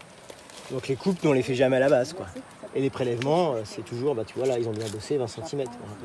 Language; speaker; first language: French; native; French